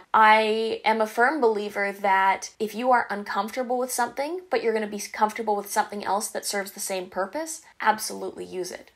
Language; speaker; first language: English; native; English